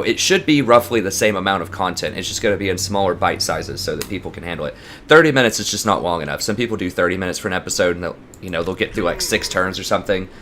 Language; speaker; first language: English; native; English